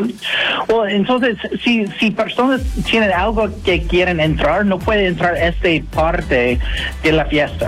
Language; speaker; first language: Spanish; non-native, fluent; English